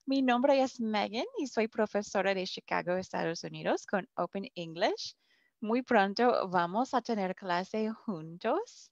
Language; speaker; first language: Spanish; non-native, fluent; English